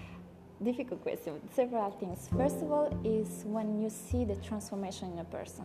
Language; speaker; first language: English; non-native, learner; Italian